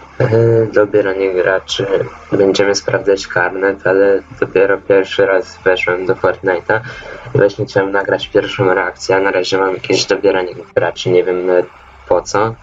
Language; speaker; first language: Polish; native; Polish